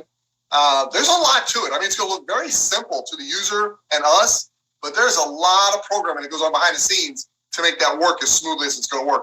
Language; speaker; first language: English; native; English